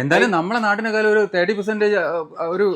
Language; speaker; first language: Malayalam; native; Malayalam